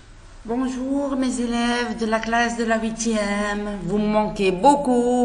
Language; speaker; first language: French; non-native, fluent; Arabic